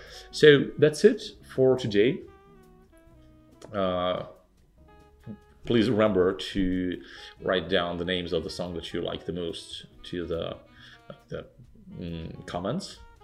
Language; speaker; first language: English; non-native, fluent; Russian